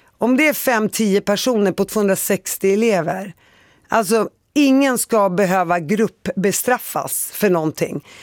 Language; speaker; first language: Swedish; early bilingual, other home language; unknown